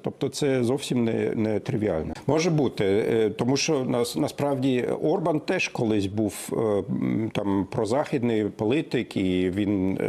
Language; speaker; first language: Ukrainian; non-native, fluent; German